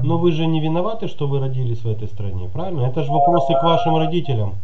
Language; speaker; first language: Russian; native; Russian